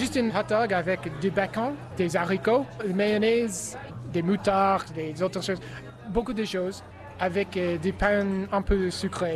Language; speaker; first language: French; non-native, learner; English